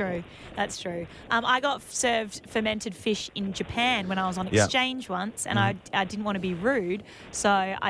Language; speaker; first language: English; native; English